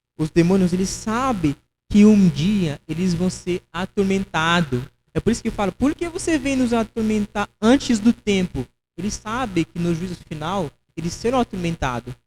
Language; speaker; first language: Portuguese; non-native, fluent; Haitian Creole